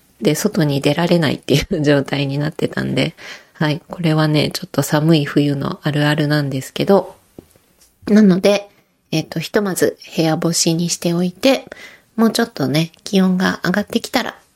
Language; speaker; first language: Japanese; native; Japanese